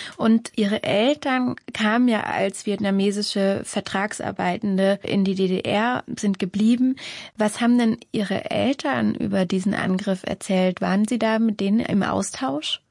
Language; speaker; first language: German; native; German